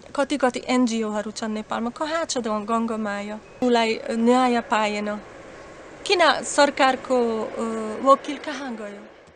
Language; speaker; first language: Nepali; non-native, learner; Slovak